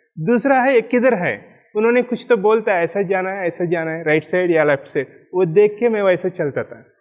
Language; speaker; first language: Hindi; non-native, local second language; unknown